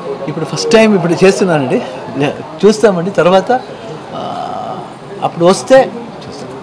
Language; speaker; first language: Telugu; non-native, learner; Kannada